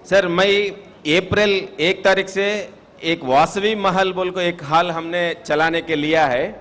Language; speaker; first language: Hindi; non-native, local second language; Kannada